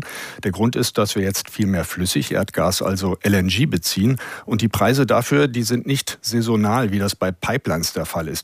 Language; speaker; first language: German; native; German